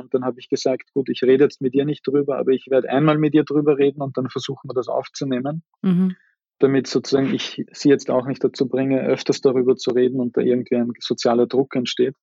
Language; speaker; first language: German; native; German